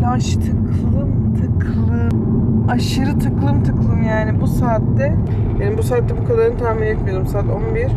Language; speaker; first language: Turkish; early bilingual, heritage; Turkish